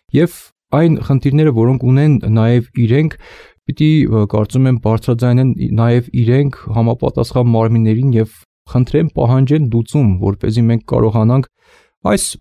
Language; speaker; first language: Armenian; native; Armenian